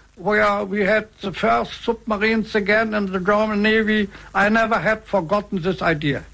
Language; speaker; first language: English; non-native, fluent; German